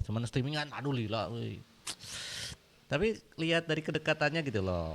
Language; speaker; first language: Indonesian; native; Indonesian